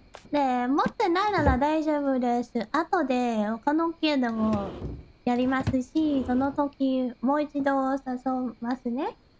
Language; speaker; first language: Japanese; non-native, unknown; Thai